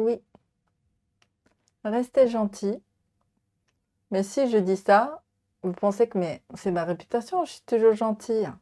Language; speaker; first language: French; non-native, learner; Japanese